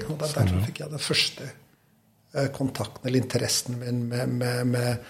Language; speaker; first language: Norwegian; non-native, fluent; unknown